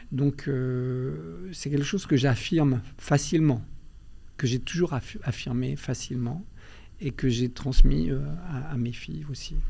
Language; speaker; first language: French; early bilingual, other home language; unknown